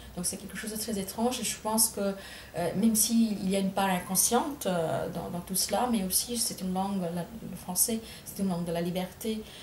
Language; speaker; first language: French; non-native, fluent; Bangla